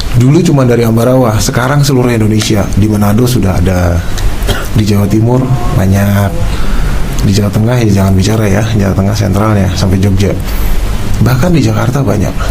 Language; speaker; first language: Indonesian; native; Indonesian